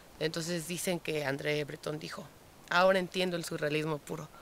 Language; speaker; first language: Spanish; native; Spanish